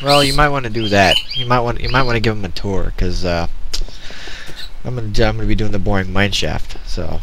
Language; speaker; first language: English; native; English